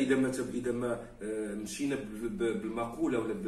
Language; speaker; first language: Arabic; native; Arabic